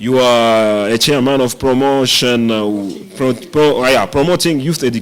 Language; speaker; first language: English; non-native, learner; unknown